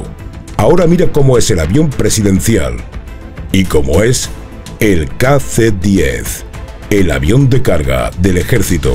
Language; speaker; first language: Spanish; native; Spanish